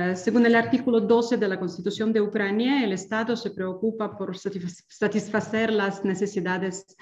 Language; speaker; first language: Spanish; non-native, fluent; Ukrainian